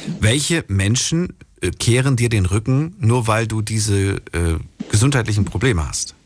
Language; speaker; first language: German; native; German